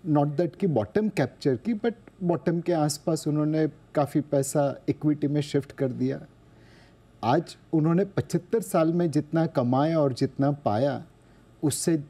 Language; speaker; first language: Hindi; non-native, local second language; Gujarati